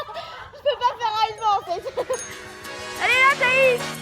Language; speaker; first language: French; native; French